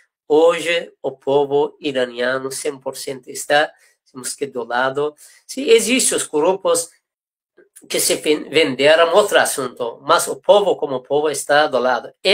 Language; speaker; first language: Portuguese; non-native, fluent; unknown